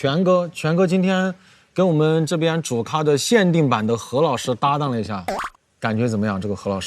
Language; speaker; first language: Chinese; native; Chinese